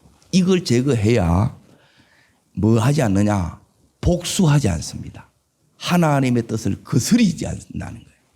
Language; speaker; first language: Korean; native; Korean